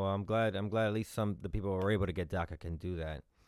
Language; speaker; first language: English; early bilingual, other home language; Spanish